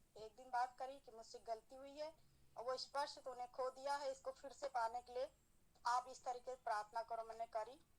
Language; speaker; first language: Hindi; native; Hindi